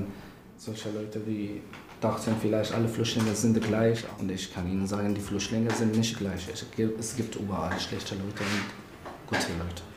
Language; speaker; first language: German; non-native, learner; Arabic